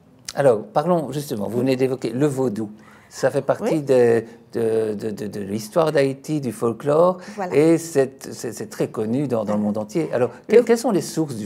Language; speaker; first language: French; native; French